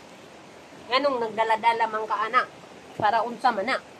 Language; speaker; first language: Cebuano; non-native, local second language; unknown